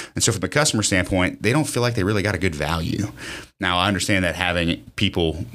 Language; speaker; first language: English; native; English